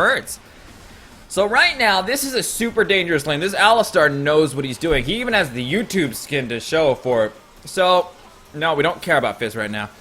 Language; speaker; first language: English; native; English